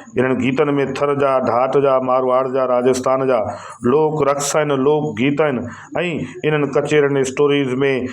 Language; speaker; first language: Sindhi; native; Sindhi